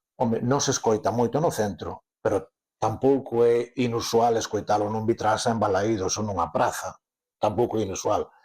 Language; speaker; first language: Galician; native; Galician